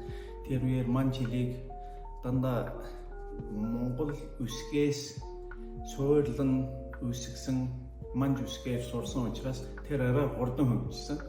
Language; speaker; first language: Mongolian; non-native, fluent; Turkish